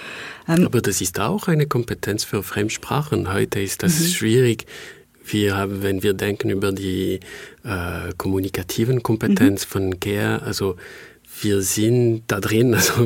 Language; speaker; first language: German; non-native, fluent; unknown